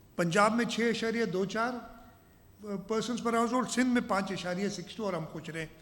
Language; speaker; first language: Urdu; non-native, local second language; Sindhi